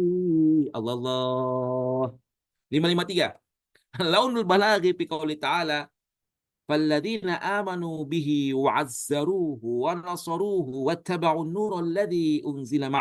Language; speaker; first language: Arabic; non-native, fluent; Indonesian